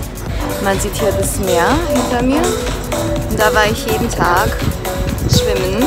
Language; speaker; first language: German; non-native, fluent; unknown